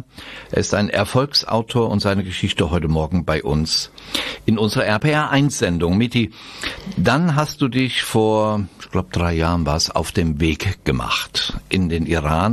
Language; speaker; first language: German; native; German